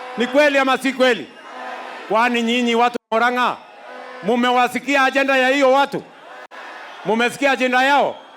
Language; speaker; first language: Swahili; non-native, local second language; Kalenjin